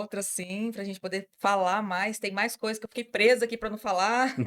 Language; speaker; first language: Portuguese; native; Portuguese